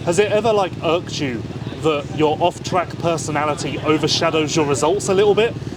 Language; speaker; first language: English; native; English